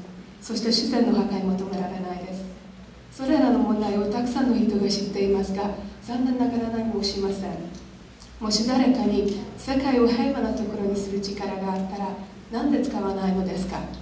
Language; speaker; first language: Japanese; non-native, learner; Hungarian